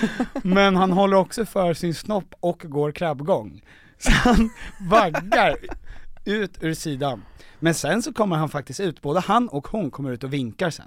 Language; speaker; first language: Swedish; native; Swedish